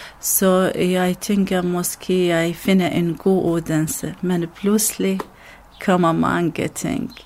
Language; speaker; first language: Danish; non-native, learner; Arabic